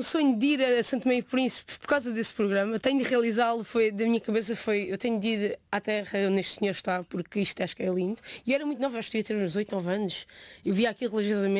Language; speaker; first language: Portuguese; native; Portuguese